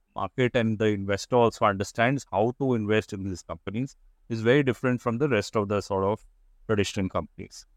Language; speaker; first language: English; non-native, local second language; Hindi